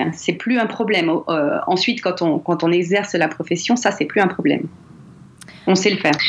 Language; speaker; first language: French; native; French